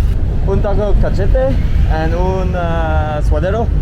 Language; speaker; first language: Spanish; non-native, learner; English